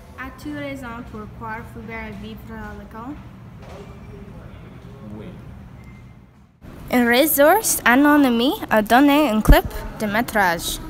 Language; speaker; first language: French; non-native, learner; English